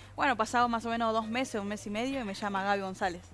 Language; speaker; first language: Spanish; native; Spanish